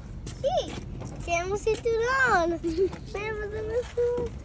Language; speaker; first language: Spanish; early bilingual, other home language; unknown